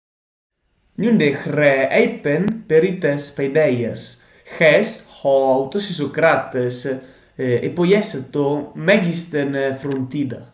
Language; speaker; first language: Greek; non-native, learner; Italian